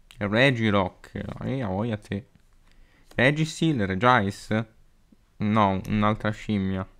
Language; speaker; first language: Italian; native; Italian